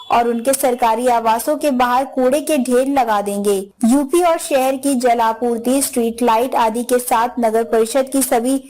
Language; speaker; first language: Hindi; non-native, local second language; Punjabi